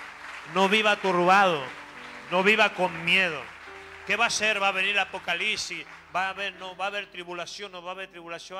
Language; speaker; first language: Spanish; native; Spanish